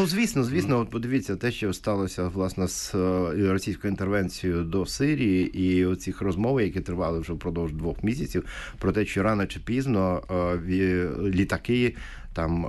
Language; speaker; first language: Ukrainian; native; Ukrainian